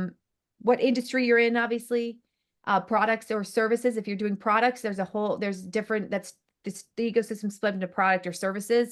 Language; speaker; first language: English; native; English